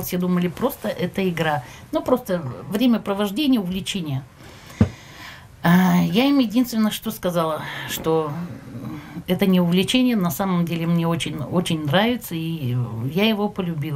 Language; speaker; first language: Russian; native; Russian